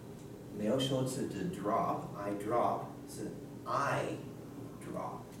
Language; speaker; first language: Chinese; non-native, learner; English